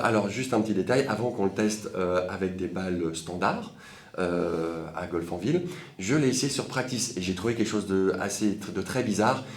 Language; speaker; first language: French; native; French